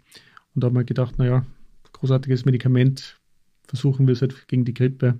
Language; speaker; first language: German; native; German